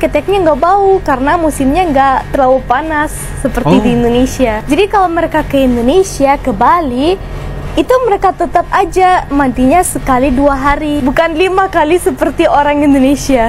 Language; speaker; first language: Indonesian; non-native, fluent; German